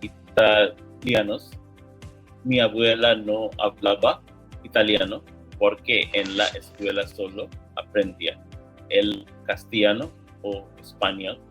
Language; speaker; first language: Spanish; non-native, learner; English